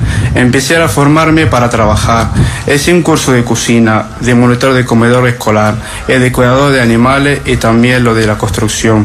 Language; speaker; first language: Spanish; non-native, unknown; Arabic